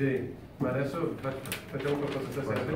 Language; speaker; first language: Italian; non-native, fluent; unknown